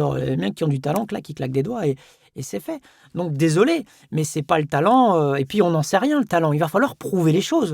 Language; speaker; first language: French; native; French